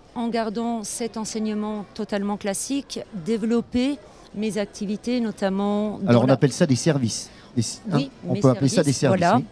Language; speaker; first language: French; native; French